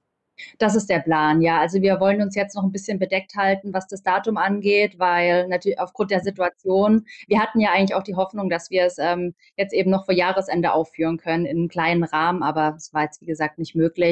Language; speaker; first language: German; native; German